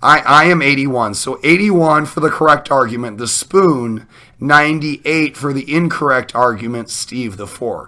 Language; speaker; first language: English; native; English